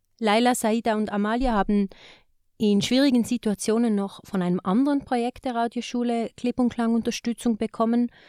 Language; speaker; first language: German; native; German